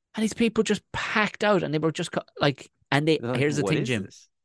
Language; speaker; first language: English; native; English